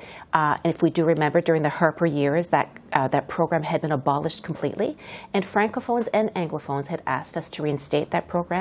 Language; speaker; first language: English; native; English